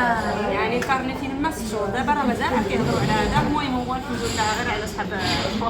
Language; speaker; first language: Arabic; native; Arabic